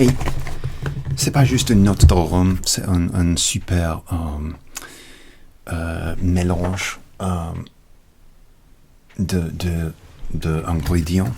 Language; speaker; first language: French; non-native, learner; English